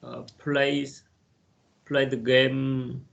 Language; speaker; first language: English; non-native, learner; Vietnamese